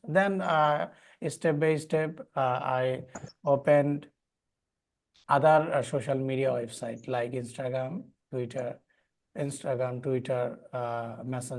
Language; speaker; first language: English; non-native, learner; Bangla